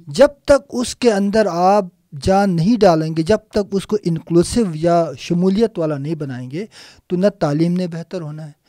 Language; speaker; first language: Urdu; non-native, local second language; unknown